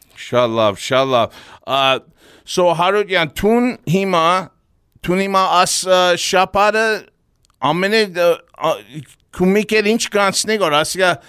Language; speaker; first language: English; early bilingual, other home language; Armenian